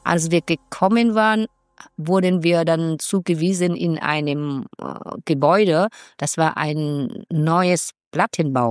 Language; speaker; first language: German; non-native, fluent; Vietnamese